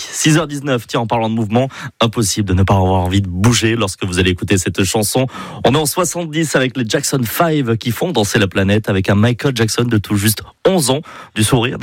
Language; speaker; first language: French; native; French